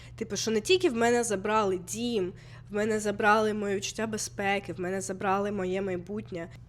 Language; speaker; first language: Ukrainian; non-native, local second language; Russian